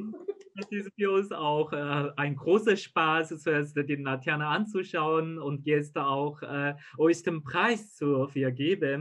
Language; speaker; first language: German; non-native, fluent; Chinese